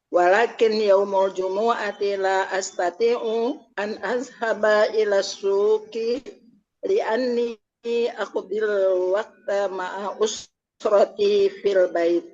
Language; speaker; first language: Arabic; non-native, learner; Indonesian